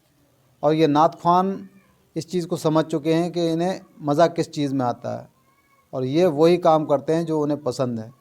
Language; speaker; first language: Urdu; native; Urdu